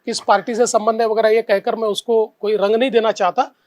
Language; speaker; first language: Hindi; non-native, local second language; Marathi